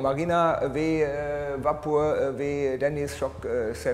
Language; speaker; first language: Turkish; non-native, learner; German